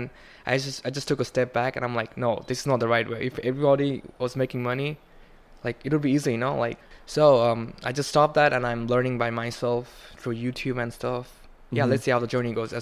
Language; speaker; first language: English; non-native, local second language; Bangla